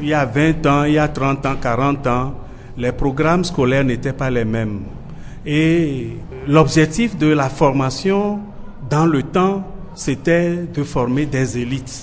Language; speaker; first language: French; non-native, local second language; Ewe